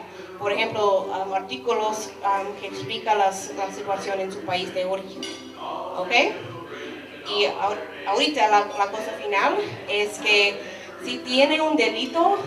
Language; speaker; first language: Spanish; non-native, fluent; English